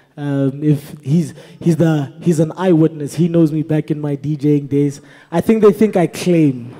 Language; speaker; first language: English; non-native, local second language; Zulu